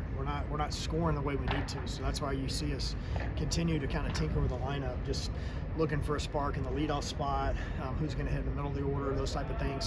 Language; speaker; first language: English; native; English